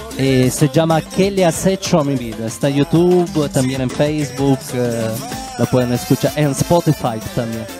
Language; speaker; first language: Spanish; non-native, fluent; Italian